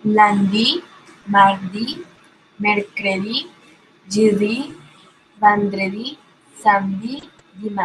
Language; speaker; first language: French; non-native, learner; Spanish